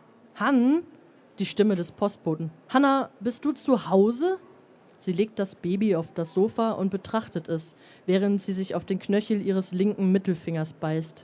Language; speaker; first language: German; native; German